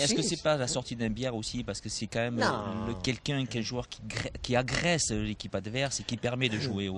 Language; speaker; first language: French; native; French